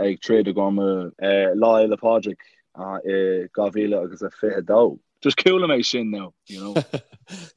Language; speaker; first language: Irish; non-native, local second language; English